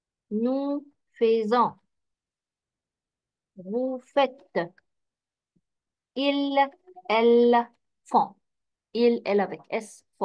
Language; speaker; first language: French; non-native, fluent; Arabic